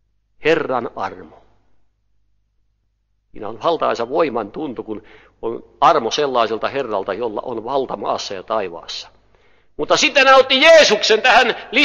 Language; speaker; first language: Finnish; native; Finnish